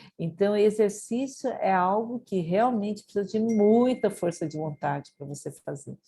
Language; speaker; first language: Portuguese; early bilingual, other home language; Japanese